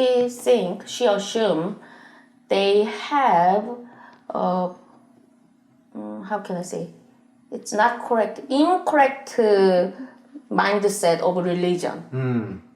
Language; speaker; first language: English; non-native, learner; Korean